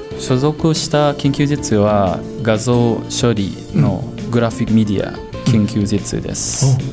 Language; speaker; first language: Japanese; non-native, fluent; Lao